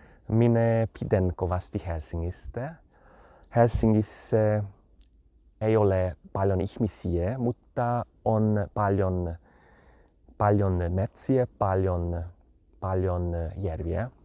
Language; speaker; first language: Finnish; non-native, learner; Hungarian